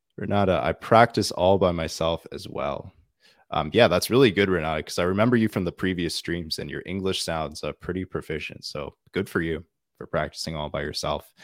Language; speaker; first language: English; native; English